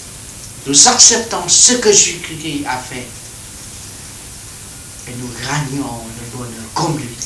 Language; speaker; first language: French; non-native, learner; Vietnamese